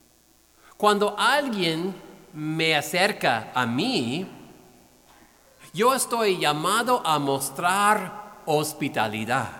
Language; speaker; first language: Spanish; non-native, fluent; English